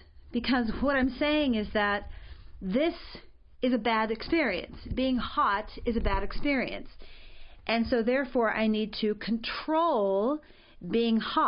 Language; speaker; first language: English; native; English